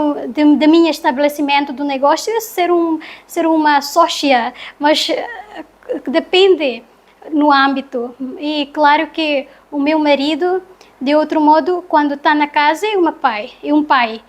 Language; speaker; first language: Portuguese; non-native, learner; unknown